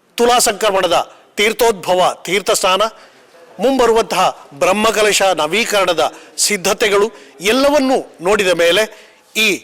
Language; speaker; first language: Kannada; native; Kannada